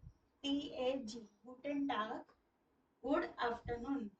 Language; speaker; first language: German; non-native, fluent; Hindi